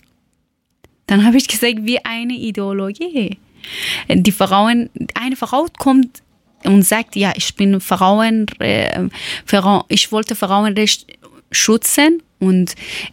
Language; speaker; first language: German; non-native, learner; Persian